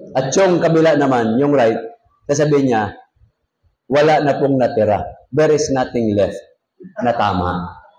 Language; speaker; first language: Filipino; non-native, local second language; Cebuano